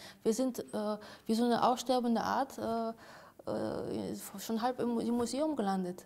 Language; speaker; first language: German; non-native, fluent; Russian